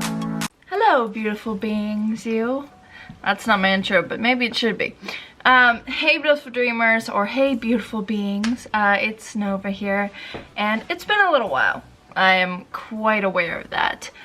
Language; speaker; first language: English; native; English